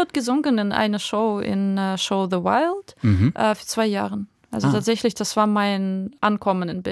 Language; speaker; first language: German; non-native, fluent; Russian